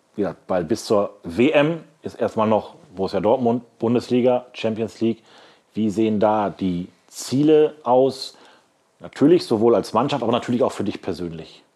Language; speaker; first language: German; native; German